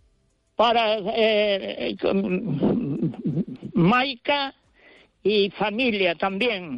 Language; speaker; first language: Spanish; non-native, local second language; Galician